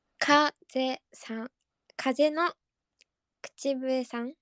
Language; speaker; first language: Japanese; native; Japanese